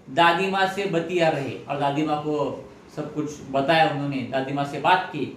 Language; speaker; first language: Hindi; non-native, local second language; Marathi